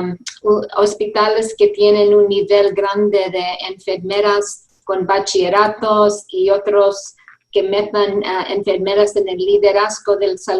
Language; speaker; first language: Spanish; early bilingual, heritage; English